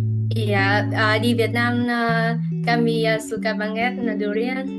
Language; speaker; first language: Indonesian; non-native, fluent; Vietnamese